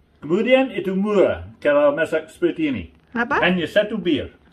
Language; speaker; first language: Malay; non-native, learner; English